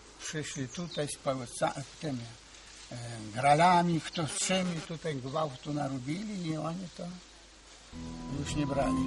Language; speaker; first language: Polish; early bilingual, heritage; Polish